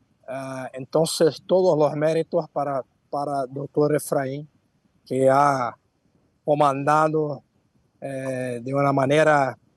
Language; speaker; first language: Spanish; non-native, fluent; Portuguese